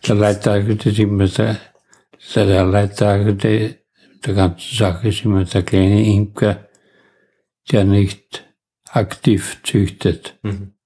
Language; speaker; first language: German; native; German